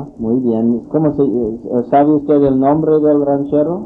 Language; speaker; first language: Spanish; non-native, fluent; English